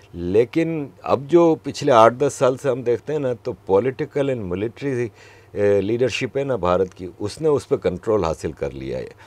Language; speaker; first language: Urdu; native; Urdu